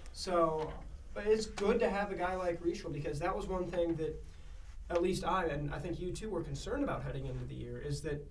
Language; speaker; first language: English; native; English